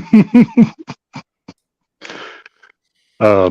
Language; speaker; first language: English; native; English